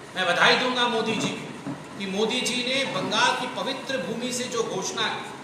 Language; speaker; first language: Hindi; non-native, local second language; Odia